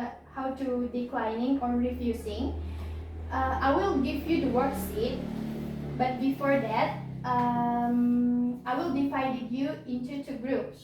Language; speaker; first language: English; non-native, learner; Indonesian